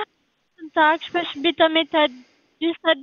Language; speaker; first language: German; non-native, learner; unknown